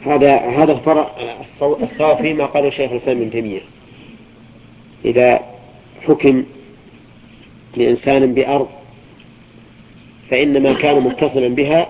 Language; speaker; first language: Arabic; native; Arabic